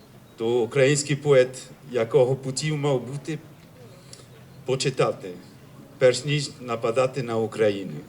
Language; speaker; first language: Ukrainian; non-native, learner; French